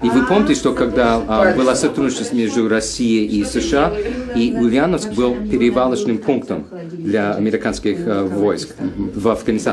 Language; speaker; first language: Russian; non-native, fluent; English